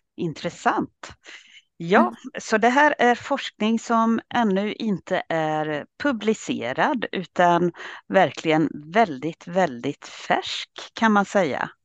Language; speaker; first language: Swedish; early bilingual, other home language; Finnish